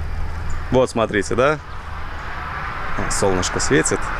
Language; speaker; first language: Russian; native; Russian